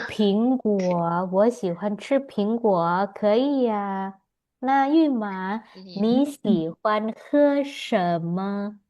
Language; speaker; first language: Chinese; non-native, fluent; Indonesian